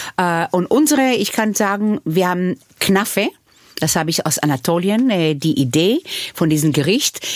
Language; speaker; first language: German; early bilingual, other home language; Hebrew